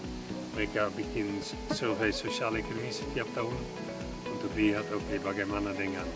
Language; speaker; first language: Indonesian; non-native, fluent; Dutch